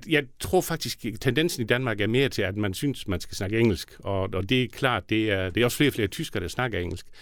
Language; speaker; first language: Danish; native; Danish